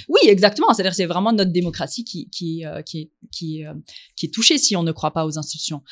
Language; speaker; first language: French; early bilingual, other home language; Arabic